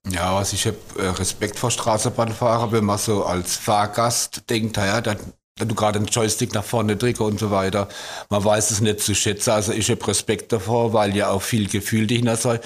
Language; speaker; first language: German; native; German